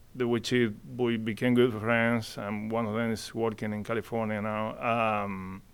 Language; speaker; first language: English; non-native, fluent; Spanish